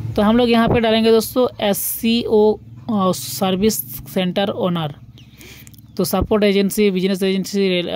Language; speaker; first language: Hindi; non-native, local second language; Bangla